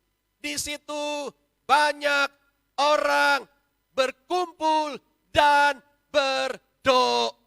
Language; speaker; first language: Indonesian; native; Indonesian